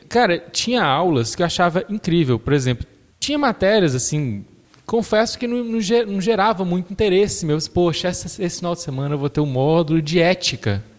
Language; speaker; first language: Portuguese; native; Portuguese